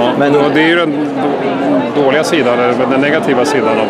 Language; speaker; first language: Swedish; native; Swedish